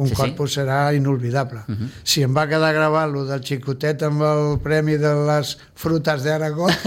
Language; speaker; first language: Catalan; native; Catalan